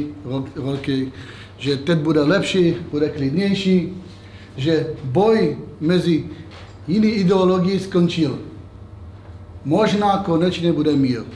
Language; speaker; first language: Czech; non-native, fluent; Hebrew